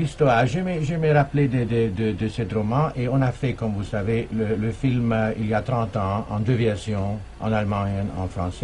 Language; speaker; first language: French; non-native, fluent; German